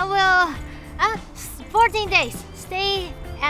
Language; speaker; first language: English; non-native, learner; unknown